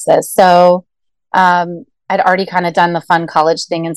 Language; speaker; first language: English; native; English